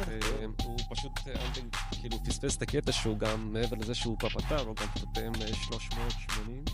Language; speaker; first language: Hebrew; native; Hebrew